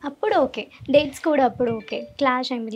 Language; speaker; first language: Telugu; non-native, learner; Malayalam